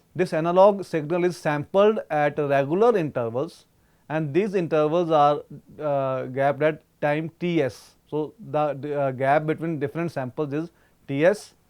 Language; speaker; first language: English; non-native, local second language; Punjabi